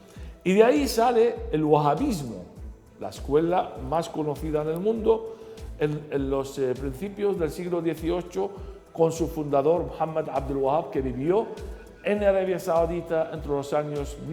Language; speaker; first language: Spanish; non-native, fluent; Arabic